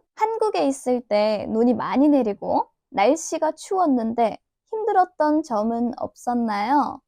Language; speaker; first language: Korean; non-native, fluent; Turkish